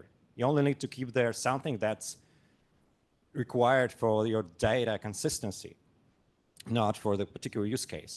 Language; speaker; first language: English; non-native, fluent; Russian